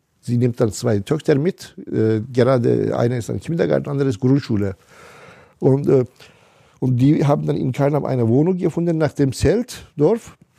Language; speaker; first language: German; non-native, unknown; Turkish